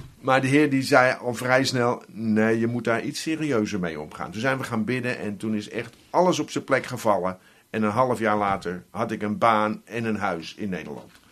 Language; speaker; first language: Dutch; native; Dutch